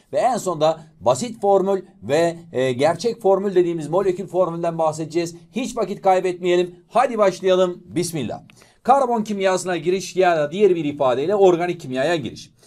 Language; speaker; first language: Turkish; native; Turkish